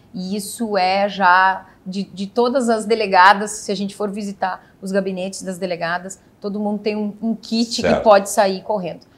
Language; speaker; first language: Portuguese; native; Portuguese